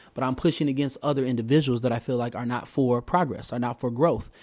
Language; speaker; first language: English; native; English